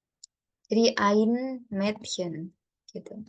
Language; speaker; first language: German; non-native, learner; Indonesian